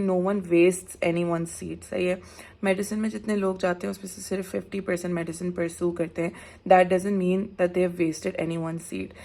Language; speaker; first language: Urdu; native; Urdu